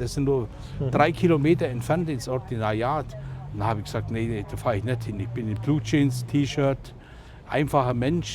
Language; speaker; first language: German; native; German